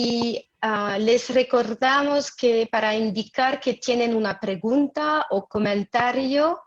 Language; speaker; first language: Spanish; non-native, fluent; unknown